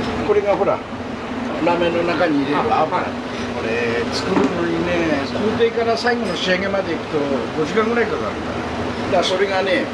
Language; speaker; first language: Japanese; native; Japanese